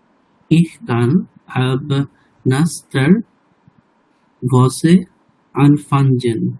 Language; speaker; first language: German; non-native, learner; Bangla